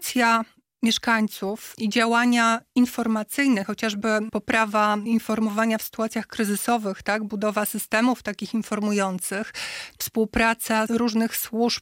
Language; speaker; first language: Polish; native; Polish